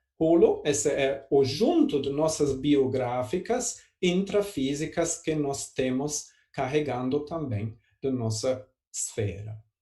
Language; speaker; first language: Portuguese; non-native, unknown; German